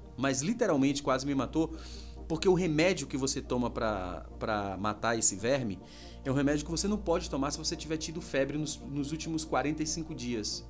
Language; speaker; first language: Portuguese; native; Portuguese